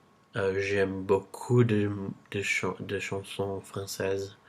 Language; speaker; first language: French; non-native, learner; Portuguese